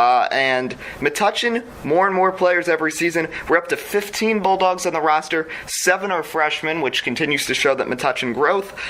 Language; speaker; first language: English; native; English